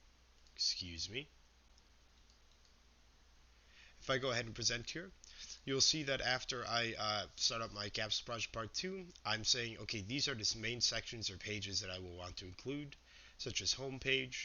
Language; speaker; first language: English; native; English